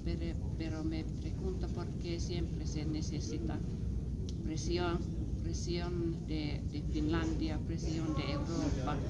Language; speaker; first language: Spanish; non-native, fluent; Finnish